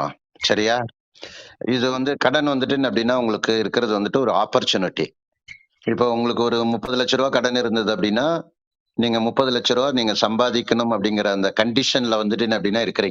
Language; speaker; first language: Tamil; native; Tamil